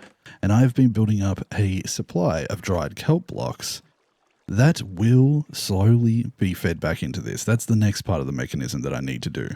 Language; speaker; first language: English; native; English